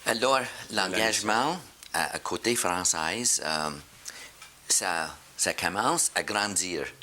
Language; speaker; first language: French; non-native, fluent; English